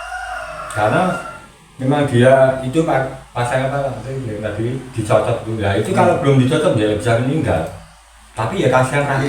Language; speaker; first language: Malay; non-native, local second language; Javanese